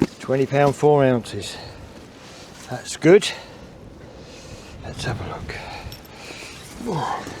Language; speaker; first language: English; native; English